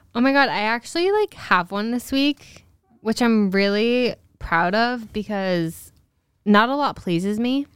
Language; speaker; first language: English; native; English